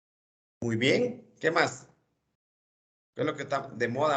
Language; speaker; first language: Spanish; native; Spanish